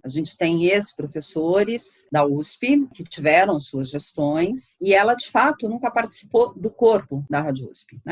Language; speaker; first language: Portuguese; native; Portuguese